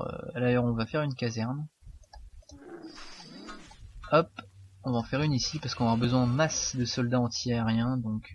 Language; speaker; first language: French; native; French